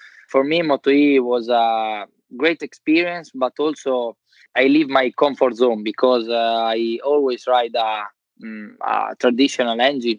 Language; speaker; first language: English; non-native, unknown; Italian